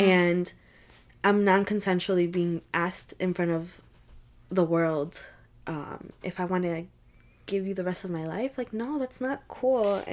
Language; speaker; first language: English; early bilingual, other home language; Spanish